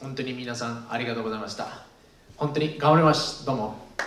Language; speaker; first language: Japanese; non-native, fluent; Spanish